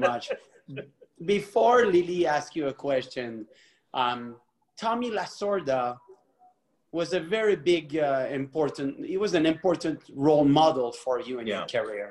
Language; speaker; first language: English; non-native, fluent; French